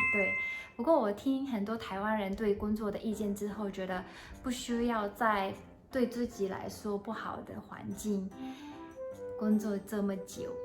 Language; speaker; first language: Chinese; non-native, fluent; Japanese